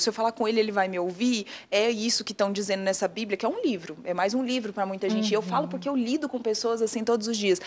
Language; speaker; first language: Portuguese; native; Portuguese